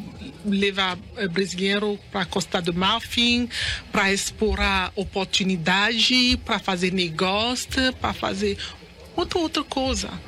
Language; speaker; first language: Portuguese; non-native, learner; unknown